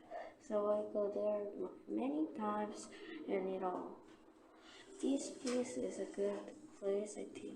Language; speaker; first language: English; non-native, learner; Korean